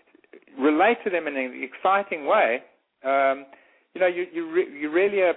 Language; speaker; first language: English; native; English